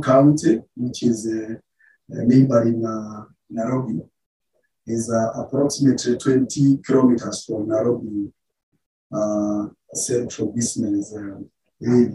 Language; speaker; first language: English; non-native, local second language; Kikuyu